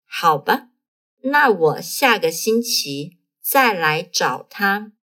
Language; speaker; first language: Chinese; non-native, fluent; Portuguese